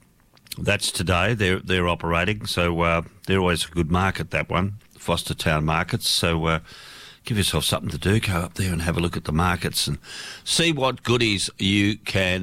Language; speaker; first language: English; native; English